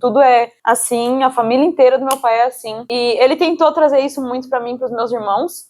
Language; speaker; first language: Portuguese; native; Portuguese